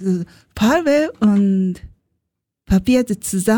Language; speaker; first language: German; non-native, learner; Japanese